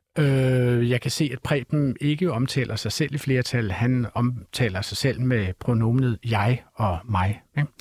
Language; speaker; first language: Danish; native; Danish